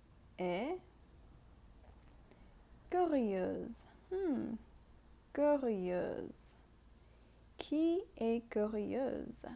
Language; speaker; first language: French; non-native, fluent; English